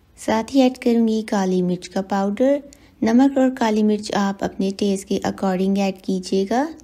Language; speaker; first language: Hindi; native; Hindi